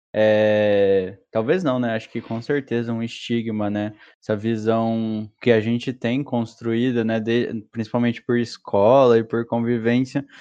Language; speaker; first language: Portuguese; native; Portuguese